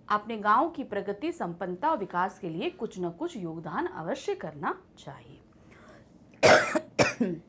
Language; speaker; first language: Hindi; native; Hindi